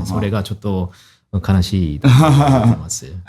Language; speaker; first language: Japanese; non-native, fluent; Korean